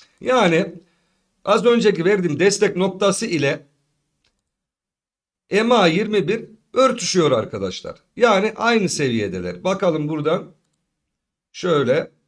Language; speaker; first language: Turkish; native; Turkish